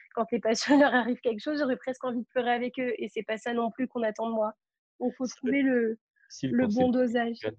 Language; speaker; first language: French; native; French